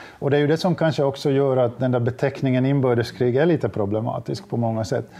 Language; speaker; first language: Swedish; native; Swedish